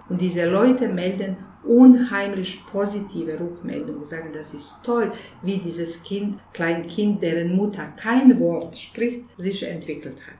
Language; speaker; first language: German; non-native, fluent; Bosnian